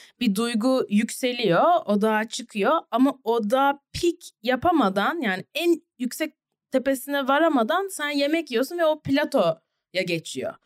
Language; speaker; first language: Turkish; native; Turkish